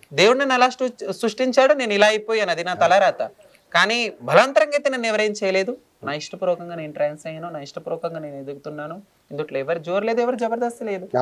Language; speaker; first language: Telugu; non-native, local second language; Lambadi